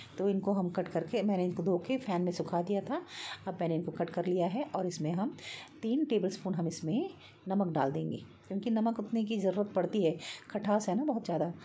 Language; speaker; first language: Hindi; native; Hindi